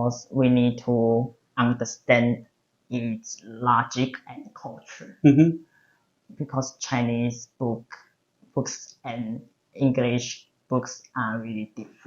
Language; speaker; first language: English; non-native, learner; Chinese